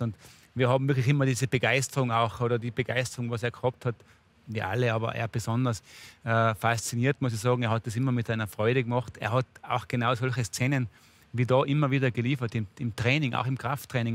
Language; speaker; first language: German; native; German